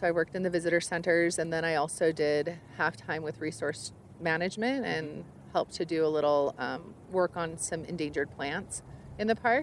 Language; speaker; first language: English; native; English